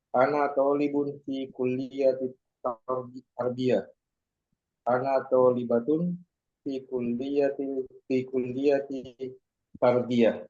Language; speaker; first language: Arabic; non-native, learner; Indonesian